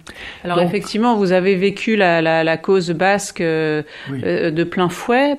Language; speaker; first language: French; native; French